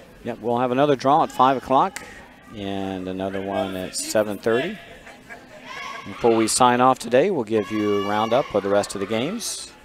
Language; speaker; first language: English; native; English